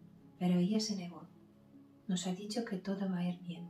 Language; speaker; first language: Spanish; non-native, fluent; Ukrainian